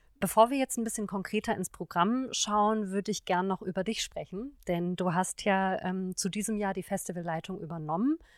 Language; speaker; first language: German; native; German